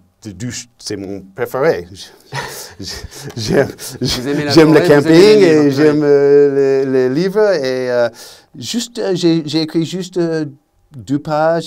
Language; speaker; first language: French; non-native, learner; English